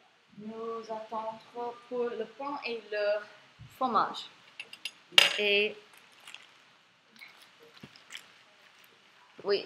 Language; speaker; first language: French; non-native, learner; English